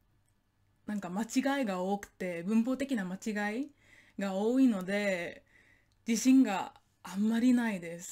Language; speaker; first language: Japanese; non-native, fluent; English